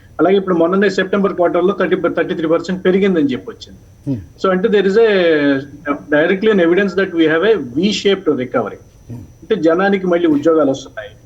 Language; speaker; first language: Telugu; native; Telugu